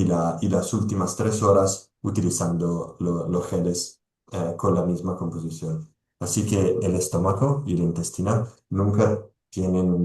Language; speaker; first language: Spanish; non-native, fluent; Italian